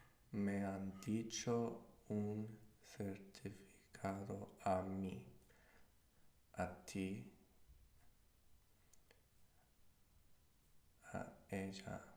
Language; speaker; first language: Spanish; non-native, learner; English